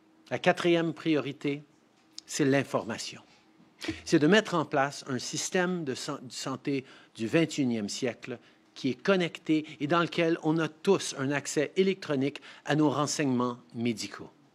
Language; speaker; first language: French; early bilingual, heritage; French